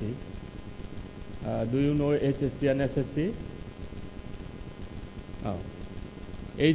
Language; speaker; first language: English; non-native, local second language; Bangla